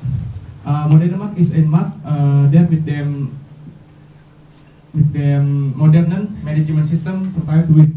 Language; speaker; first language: German; non-native, learner; Indonesian